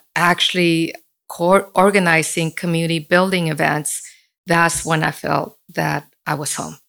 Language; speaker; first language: English; early bilingual, other home language; Spanish